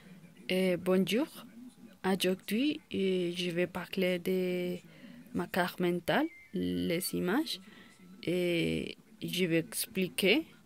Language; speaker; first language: French; non-native, learner; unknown